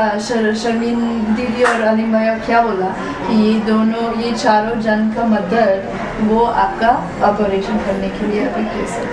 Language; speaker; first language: Hindi; non-native, fluent; English